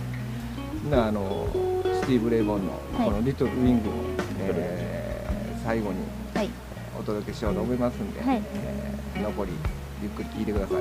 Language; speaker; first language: Japanese; native; Japanese